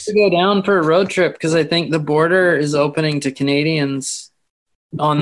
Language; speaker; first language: English; native; English